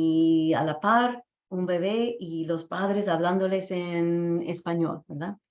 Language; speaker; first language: Spanish; non-native, fluent; English